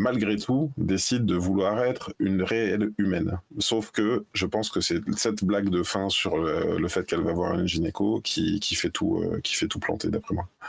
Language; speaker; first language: French; native; French